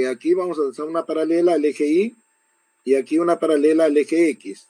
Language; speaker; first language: Spanish; native; Spanish